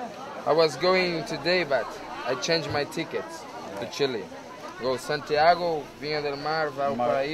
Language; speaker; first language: English; non-native, learner; Portuguese